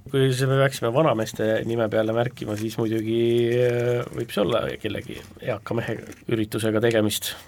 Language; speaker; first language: Estonian; native; Estonian